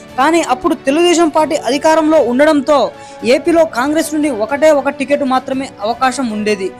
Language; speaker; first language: Telugu; non-native, local second language; Lambadi